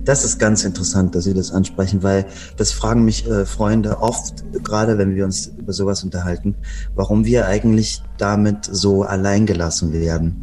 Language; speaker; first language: German; native; German